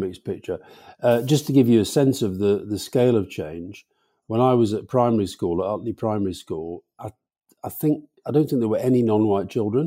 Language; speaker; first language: English; native; English